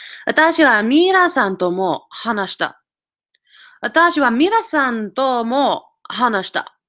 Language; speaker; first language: Japanese; non-native, fluent; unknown